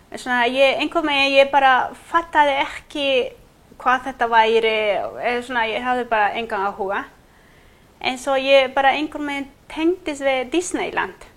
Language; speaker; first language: Icelandic; non-native, fluent; Quechua